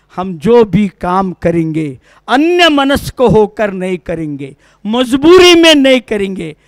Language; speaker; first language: Hindi; non-native, local second language; Kannada